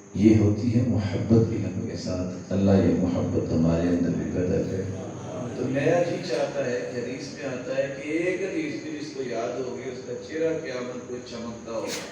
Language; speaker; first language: Urdu; non-native, local second language; Punjabi